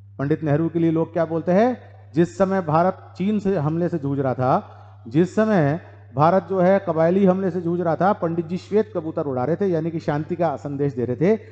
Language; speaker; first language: Hindi; native; Hindi